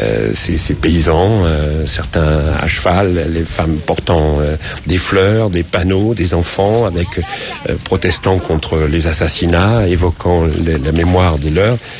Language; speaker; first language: French; native; French